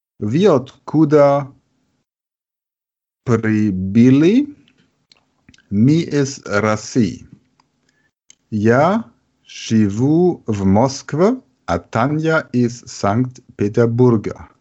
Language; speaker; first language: Russian; non-native, learner; German